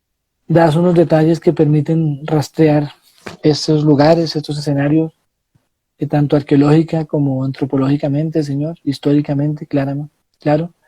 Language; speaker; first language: Spanish; native; Spanish